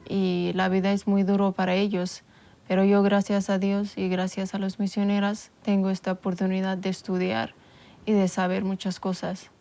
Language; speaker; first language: Spanish; non-native, local second language; Amharic